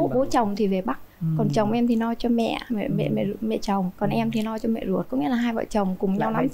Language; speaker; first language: Vietnamese; native; Vietnamese